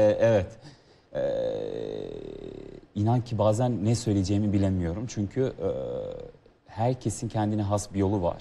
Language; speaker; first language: Turkish; non-native, fluent; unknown